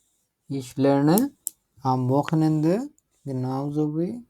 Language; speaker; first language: German; non-native, learner; Bangla